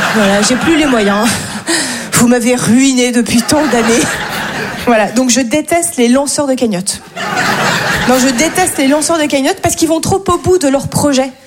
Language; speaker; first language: French; native; French